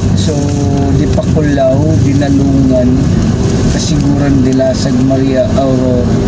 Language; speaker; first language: Filipino; native; Filipino